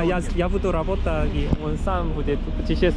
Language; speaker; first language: Russian; non-native, learner; Korean